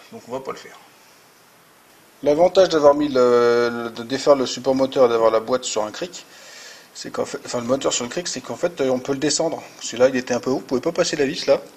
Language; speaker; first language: French; native; French